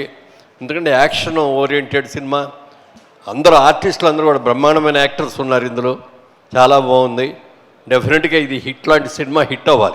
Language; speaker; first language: Telugu; native; Telugu